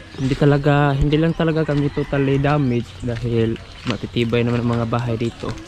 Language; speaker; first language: Filipino; non-native, local second language; Cebuano